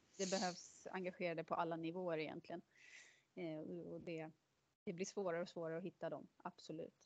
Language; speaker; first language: Swedish; native; Swedish